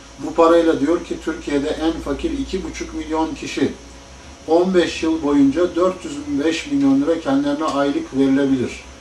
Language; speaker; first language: Turkish; native; Turkish